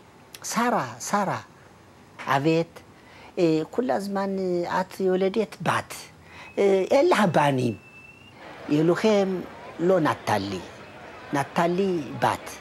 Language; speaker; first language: Hebrew; non-native, learner; Amharic